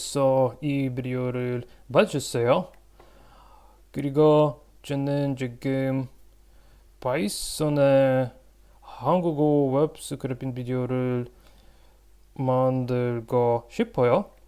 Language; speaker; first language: Korean; non-native, learner; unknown